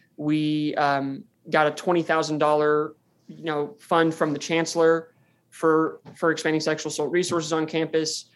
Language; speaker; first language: English; native; English